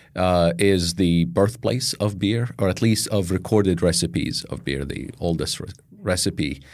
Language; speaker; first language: English; non-native, fluent; Arabic